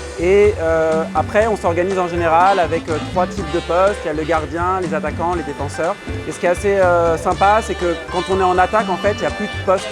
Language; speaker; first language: French; native; French